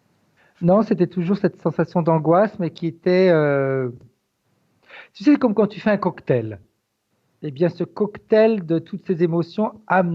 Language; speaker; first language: French; native; French